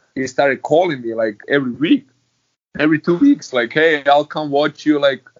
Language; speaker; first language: English; non-native, fluent; Croatian